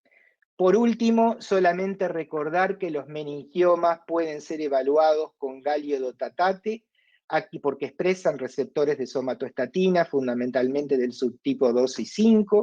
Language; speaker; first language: Spanish; native; Spanish